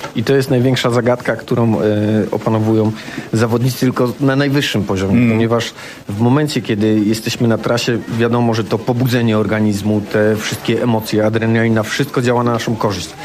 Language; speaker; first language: Polish; native; Polish